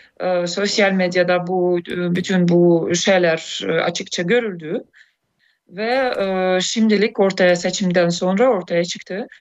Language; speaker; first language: Turkish; non-native, fluent; Russian